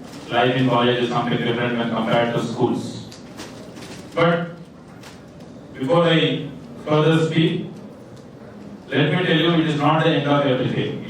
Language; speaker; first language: English; non-native, local second language; Telugu